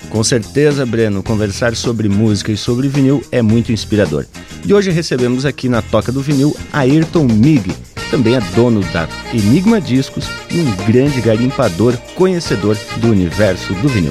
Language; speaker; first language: Portuguese; native; Portuguese